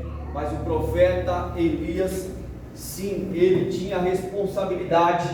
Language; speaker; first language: Portuguese; native; Portuguese